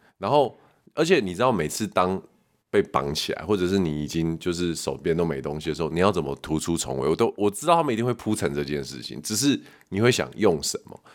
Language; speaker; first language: Chinese; native; Chinese